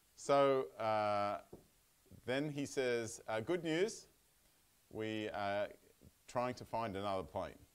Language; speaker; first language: English; native; English